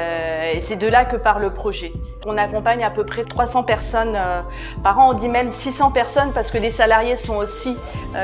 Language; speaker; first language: French; native; French